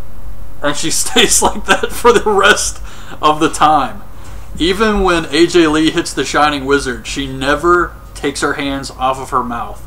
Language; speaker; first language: English; native; English